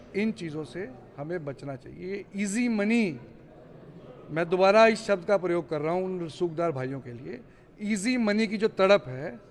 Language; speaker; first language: Hindi; native; Hindi